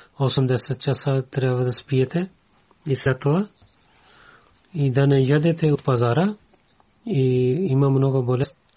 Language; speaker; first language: Bulgarian; non-native, learner; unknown